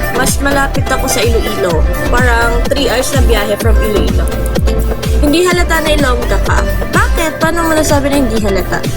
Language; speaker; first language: Filipino; non-native, local second language; Hiligaynon